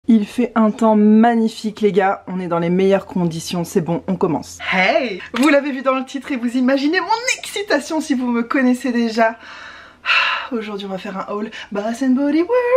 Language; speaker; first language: French; native; French